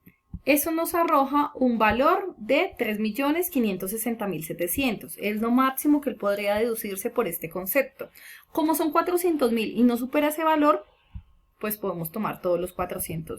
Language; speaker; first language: Spanish; native; Spanish